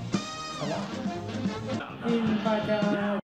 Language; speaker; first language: French; non-native, local second language; Morisyen